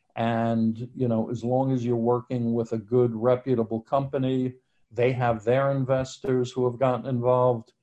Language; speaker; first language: English; native; English